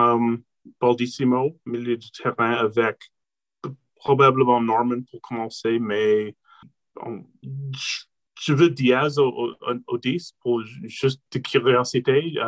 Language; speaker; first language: French; non-native, local second language; English